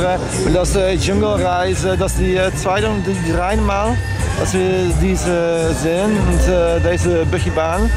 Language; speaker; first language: German; non-native, learner; Dutch